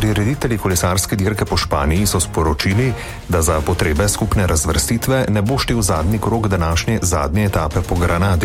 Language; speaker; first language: Slovenian; native; Slovenian